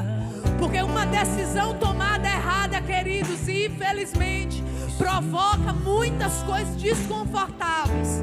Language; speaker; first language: Portuguese; native; Portuguese